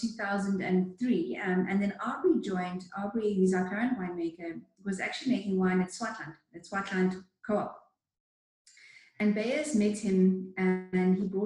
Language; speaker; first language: English; native; English